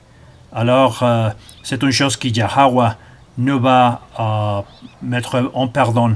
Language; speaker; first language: French; non-native, learner; Spanish